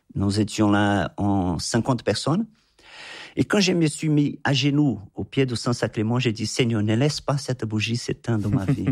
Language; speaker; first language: French; non-native, fluent; Portuguese